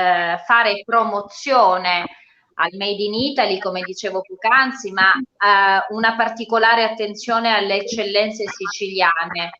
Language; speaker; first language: Italian; native; Italian